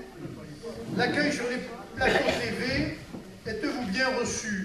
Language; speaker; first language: French; native; French